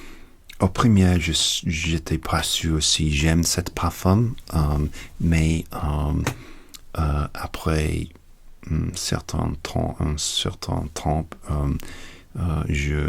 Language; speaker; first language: French; non-native, learner; English